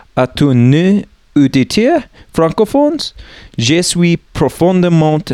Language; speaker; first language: French; non-native, learner; English